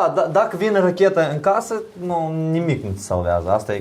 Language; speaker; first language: Romanian; non-native, learner; Ukrainian